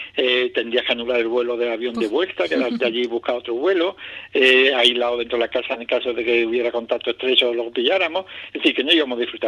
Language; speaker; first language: Spanish; native; Spanish